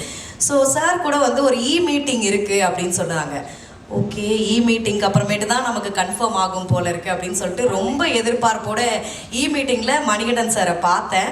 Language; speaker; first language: Tamil; native; Tamil